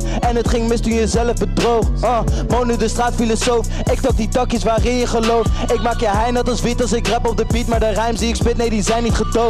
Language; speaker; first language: Dutch; native; Dutch